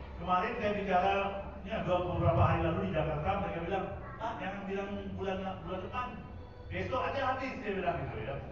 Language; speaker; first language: Indonesian; non-native, fluent; Tamil